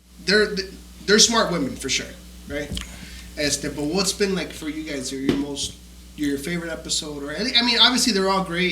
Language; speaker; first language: English; early bilingual, other home language; Spanish